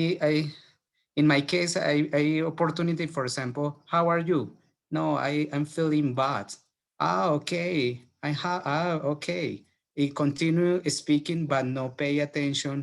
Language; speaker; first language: English; non-native, learner; Spanish